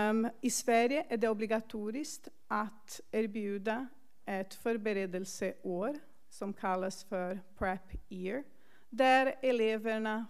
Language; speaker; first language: Swedish; non-native, fluent; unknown